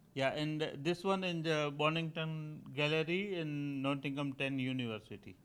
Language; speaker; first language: English; non-native, local second language; Kachhi